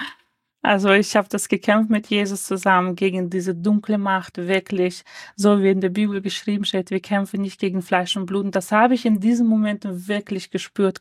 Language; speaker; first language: German; early bilingual, other home language; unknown